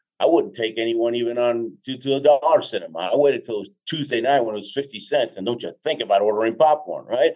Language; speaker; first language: English; early bilingual, other home language; Spanish